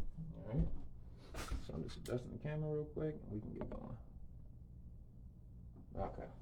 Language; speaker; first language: English; native; English